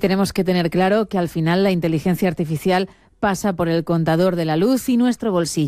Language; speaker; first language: Spanish; native; Spanish